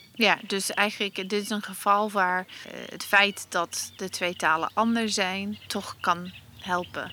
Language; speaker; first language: Dutch; non-native, fluent; English